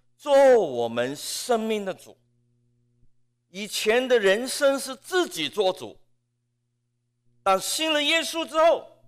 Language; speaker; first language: Chinese; non-native, local second language; Cantonese